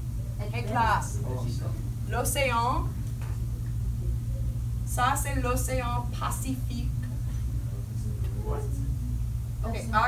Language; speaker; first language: French; non-native, fluent; English